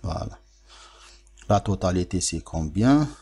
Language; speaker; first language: French; non-native, local second language; Arabic